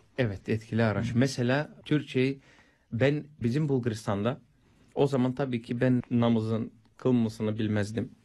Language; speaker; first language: Turkish; non-native, fluent; Bulgarian